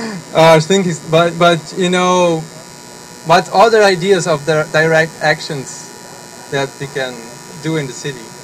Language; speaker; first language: English; non-native, fluent; Portuguese